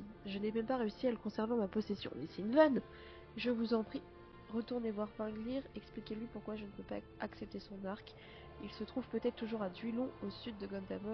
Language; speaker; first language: French; native; French